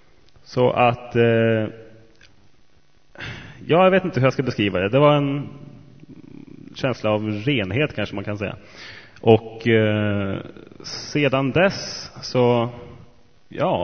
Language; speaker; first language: Swedish; native; Swedish